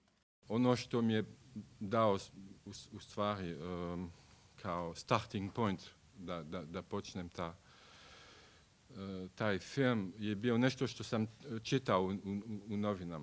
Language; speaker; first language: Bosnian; non-native, learner; French